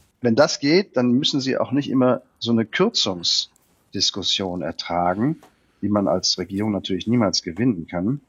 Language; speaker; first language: German; native; German